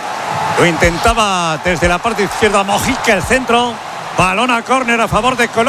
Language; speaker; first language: Spanish; native; Spanish